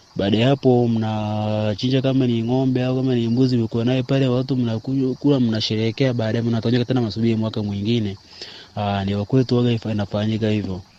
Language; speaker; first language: Swahili; non-native, local second language; Sukuma